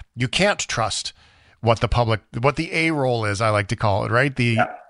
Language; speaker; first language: English; native; English